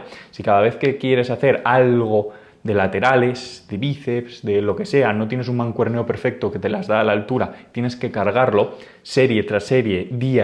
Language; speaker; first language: Spanish; native; Spanish